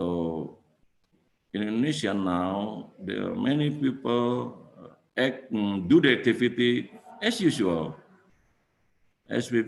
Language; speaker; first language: English; non-native, fluent; Indonesian